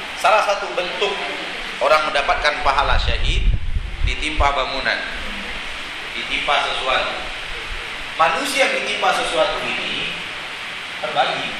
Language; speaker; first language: Indonesian; non-native, local second language; Minangkabau